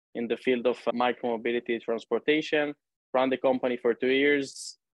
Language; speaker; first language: English; non-native, fluent; Hebrew